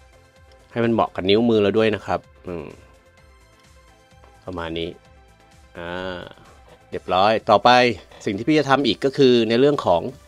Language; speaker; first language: Thai; native; Thai